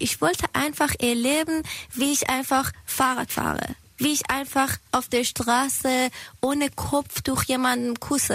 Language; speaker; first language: German; non-native, fluent; Persian